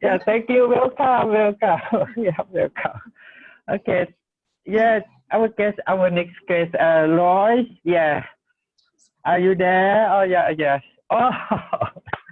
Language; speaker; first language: English; non-native, learner; Thai